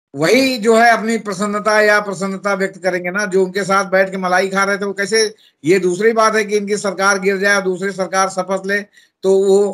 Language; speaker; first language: Hindi; native; Hindi